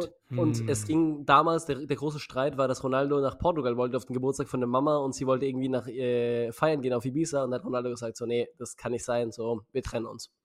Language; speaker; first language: German; native; German